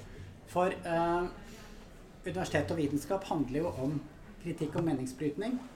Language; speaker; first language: Norwegian; native; Norwegian